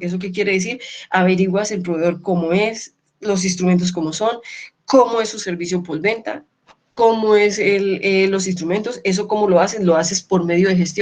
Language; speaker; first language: Spanish; native; Spanish